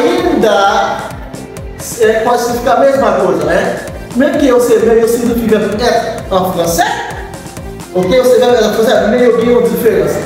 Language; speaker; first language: Portuguese; non-native, fluent; Haitian Creole